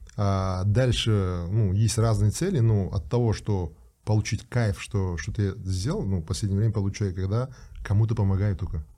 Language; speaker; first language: Russian; non-native, local second language; Uzbek